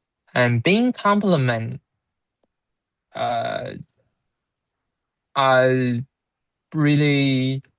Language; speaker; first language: English; non-native, learner; Chinese